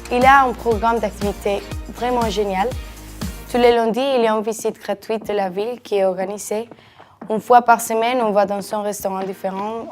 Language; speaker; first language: French; non-native, fluent; Spanish